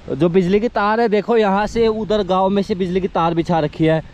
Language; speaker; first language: Hindi; native; Hindi